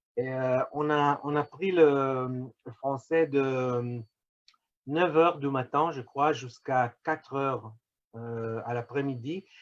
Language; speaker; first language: French; non-native, fluent; Hebrew